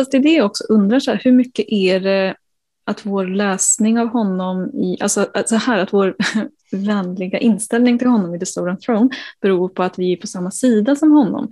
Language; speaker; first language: Swedish; native; Swedish